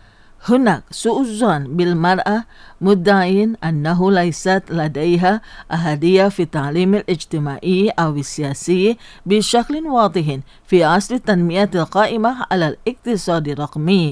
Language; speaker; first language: Arabic; non-native, fluent; Indonesian